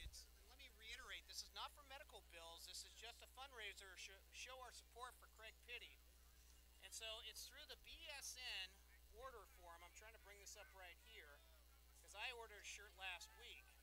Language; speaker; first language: English; native; English